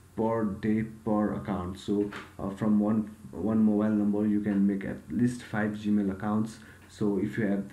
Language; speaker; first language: English; non-native, local second language; Nepali